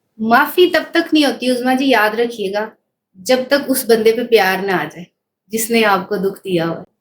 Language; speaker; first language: Urdu; non-native, local second language; Punjabi